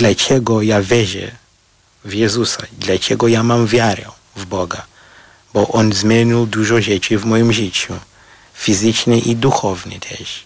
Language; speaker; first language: Polish; non-native, learner; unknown